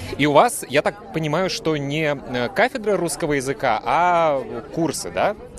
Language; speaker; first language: Russian; native; Russian